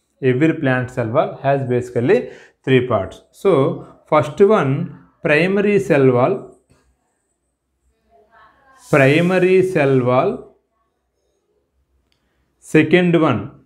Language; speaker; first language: English; non-native, local second language; Telugu